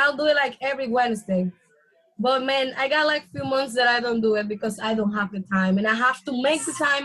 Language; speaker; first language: English; non-native, fluent; Spanish